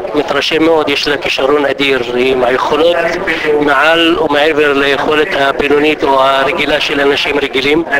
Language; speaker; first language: Hebrew; non-native, local second language; Arabic